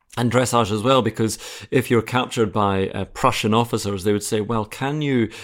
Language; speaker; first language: English; native; English